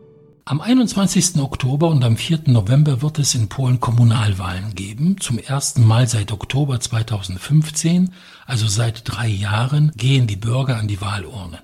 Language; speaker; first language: German; non-native, fluent; Polish